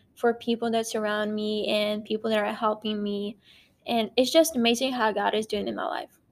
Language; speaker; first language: English; non-native, fluent; Ukrainian